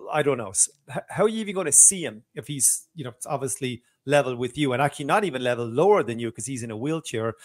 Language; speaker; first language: English; native; English